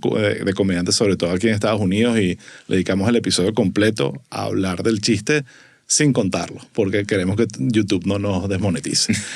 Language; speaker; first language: Spanish; native; Spanish